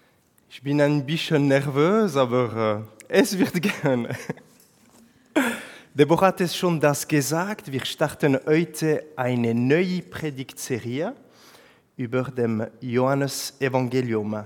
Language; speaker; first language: German; non-native, fluent; French